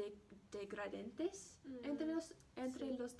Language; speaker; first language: Spanish; non-native, learner; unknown